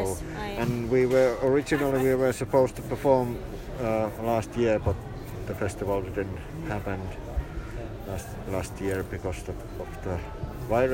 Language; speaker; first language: English; non-native, fluent; Finnish